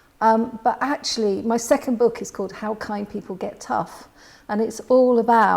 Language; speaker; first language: English; native; English